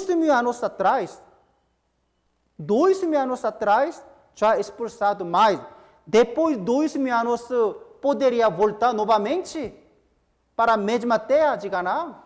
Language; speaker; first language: Portuguese; non-native, fluent; Korean